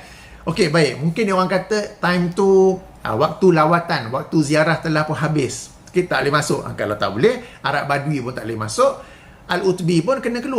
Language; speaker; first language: Malay; native; Malay